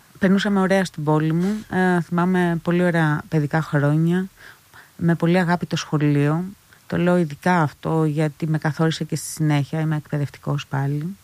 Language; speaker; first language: Greek; non-native, fluent; Albanian